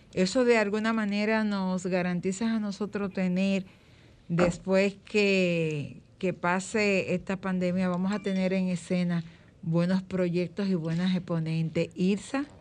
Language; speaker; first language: Spanish; native; Spanish